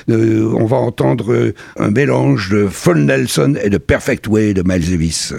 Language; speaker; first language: French; native; French